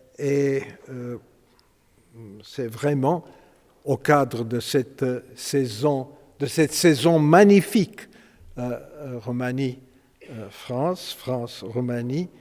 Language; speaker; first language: French; non-native, fluent; Romanian